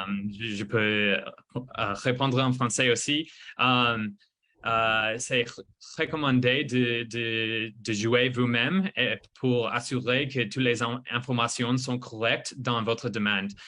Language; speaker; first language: French; non-native, fluent; English